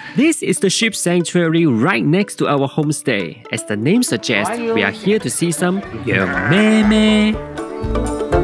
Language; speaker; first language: English; non-native, local second language; Chinese